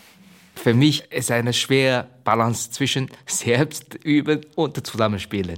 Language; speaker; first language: German; non-native, learner; Chinese